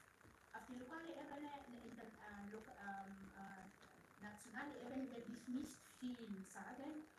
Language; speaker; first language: German; non-native, fluent; Arabic